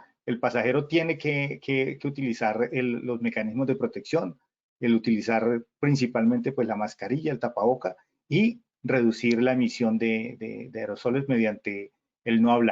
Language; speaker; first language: Spanish; native; Spanish